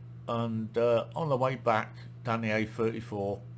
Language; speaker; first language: English; native; English